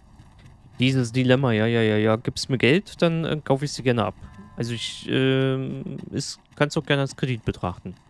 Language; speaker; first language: German; native; German